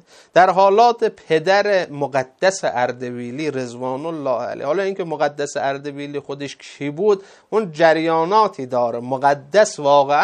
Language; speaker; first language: Persian; native; Persian